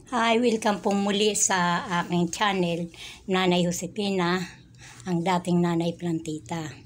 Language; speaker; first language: Filipino; non-native, local second language; Bikol